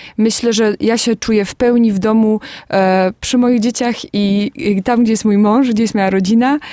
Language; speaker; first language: Polish; early bilingual, heritage; Polish